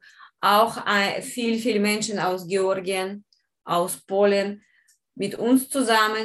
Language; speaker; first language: German; non-native, learner; Ukrainian